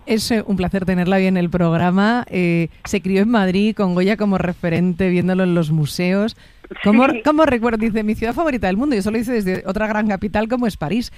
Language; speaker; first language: Spanish; native; Spanish